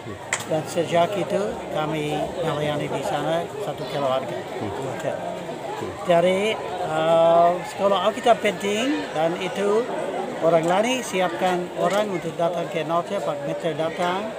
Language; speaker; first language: Indonesian; non-native, fluent; English